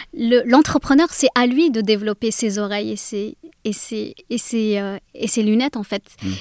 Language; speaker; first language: French; native; French